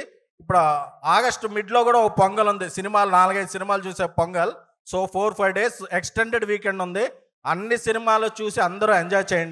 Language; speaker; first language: Telugu; native; Telugu